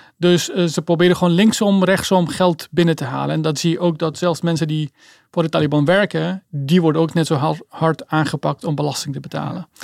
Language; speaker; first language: Dutch; early bilingual, other home language; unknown